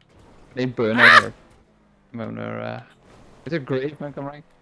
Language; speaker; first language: Welsh; non-native, local second language; English